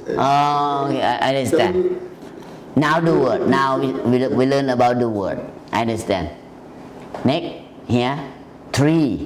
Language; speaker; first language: English; non-native, learner; Thai